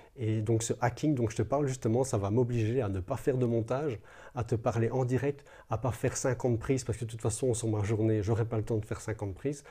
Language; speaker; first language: French; native; French